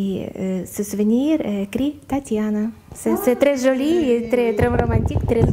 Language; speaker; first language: French; non-native, learner; Russian